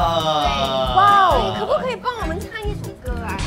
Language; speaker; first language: Chinese; native; Chinese